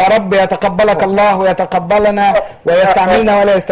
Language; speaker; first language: Arabic; native; Arabic